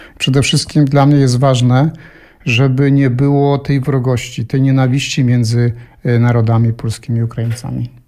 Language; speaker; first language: Polish; early bilingual, heritage; Polish